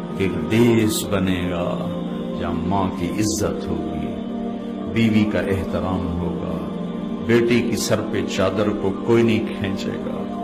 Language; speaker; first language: Urdu; non-native, local second language; Punjabi